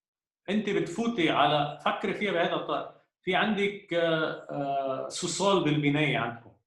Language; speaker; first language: Arabic; native; Arabic